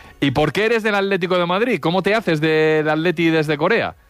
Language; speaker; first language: Spanish; native; Spanish